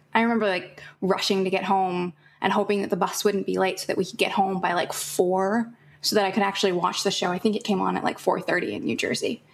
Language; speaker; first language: English; native; English